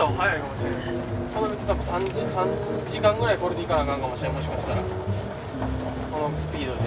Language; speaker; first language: Japanese; native; Japanese